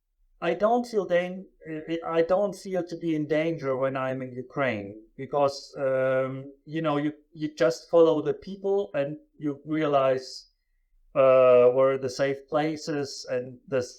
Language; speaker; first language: English; non-native, fluent; German